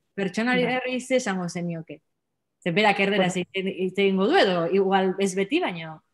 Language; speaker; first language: Basque; native; Basque